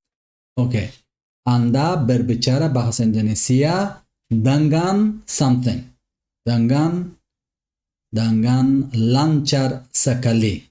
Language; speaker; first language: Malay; non-native, learner; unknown